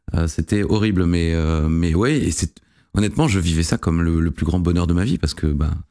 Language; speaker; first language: French; native; French